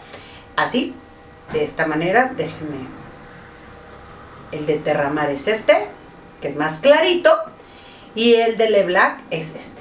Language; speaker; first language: Spanish; native; Spanish